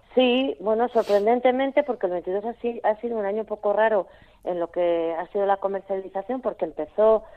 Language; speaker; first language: Spanish; native; Spanish